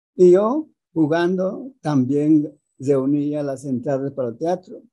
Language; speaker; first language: Spanish; early bilingual, other home language; Aymara